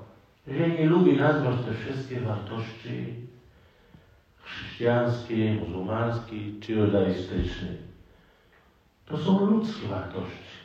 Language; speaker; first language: Polish; non-native, fluent; Arabic